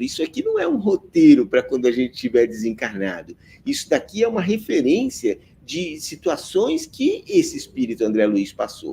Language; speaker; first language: Portuguese; native; Portuguese